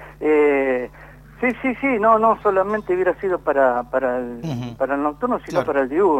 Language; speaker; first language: Spanish; native; Spanish